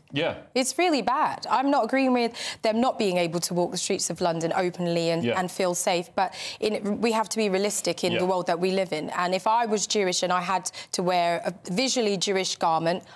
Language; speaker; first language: English; native; English